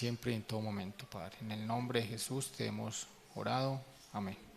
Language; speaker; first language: Spanish; native; Spanish